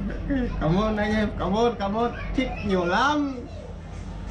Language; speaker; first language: Vietnamese; non-native, learner; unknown